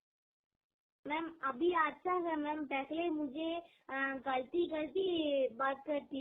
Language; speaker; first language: Hindi; non-native, learner; Tamil